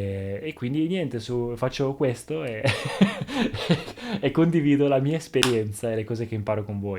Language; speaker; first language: Italian; native; Italian